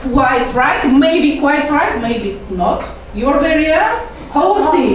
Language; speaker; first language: English; non-native, fluent; Azerbaijani